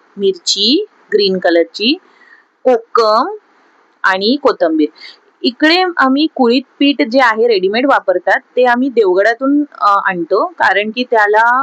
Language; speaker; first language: Marathi; non-native, local second language; Urdu